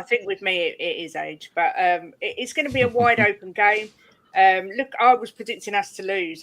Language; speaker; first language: English; native; English